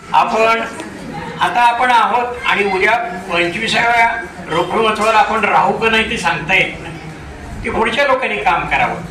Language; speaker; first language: Marathi; native; Marathi